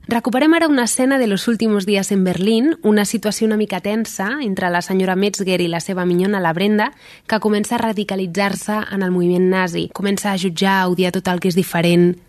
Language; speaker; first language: Catalan; native; Catalan